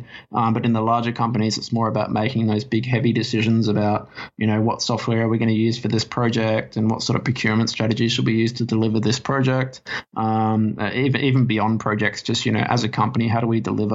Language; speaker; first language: English; native; English